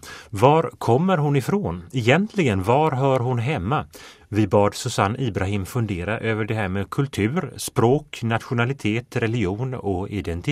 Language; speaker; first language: Swedish; native; Swedish